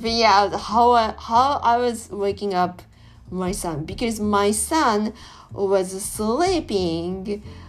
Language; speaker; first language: English; non-native, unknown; Japanese